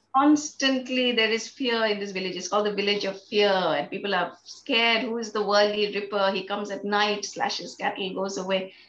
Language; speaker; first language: English; non-native, local second language; Bangla